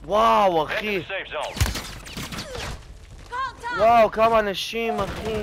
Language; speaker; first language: Hebrew; native; Hebrew